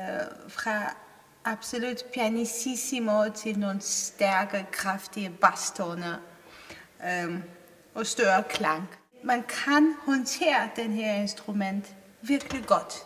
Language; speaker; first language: Danish; non-native, fluent; Armenian